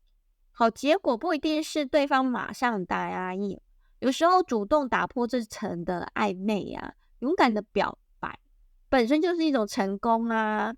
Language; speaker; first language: Chinese; native; Chinese